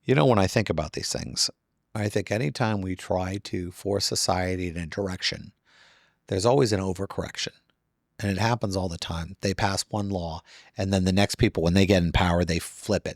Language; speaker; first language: English; native; English